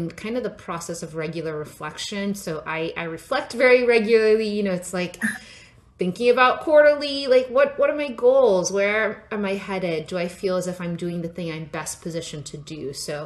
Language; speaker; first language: English; non-native, local second language; Yoruba